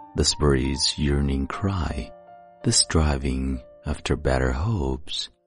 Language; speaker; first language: English; non-native, fluent; Chinese